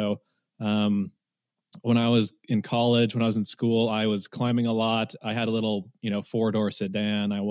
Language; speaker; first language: English; native; English